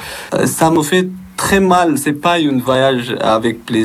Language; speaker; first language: French; non-native, learner; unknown